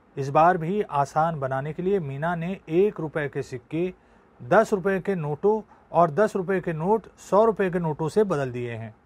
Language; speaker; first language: Hindi; non-native, local second language; Marathi